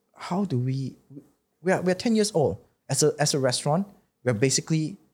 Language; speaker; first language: English; non-native, local second language; Chinese